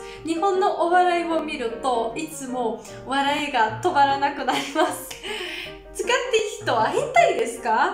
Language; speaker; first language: Japanese; non-native, learner; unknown